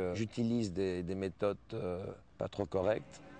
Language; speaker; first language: French; native; French